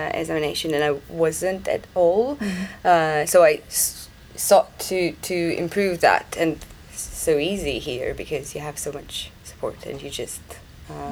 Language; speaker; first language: English; non-native, fluent; Romanian